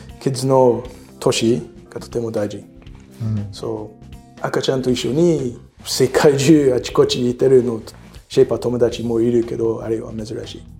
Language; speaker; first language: Japanese; non-native, learner; English